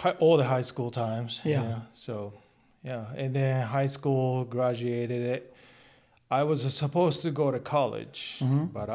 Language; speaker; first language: English; non-native, learner; Japanese